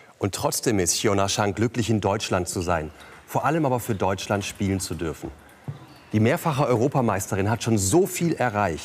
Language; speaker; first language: German; native; German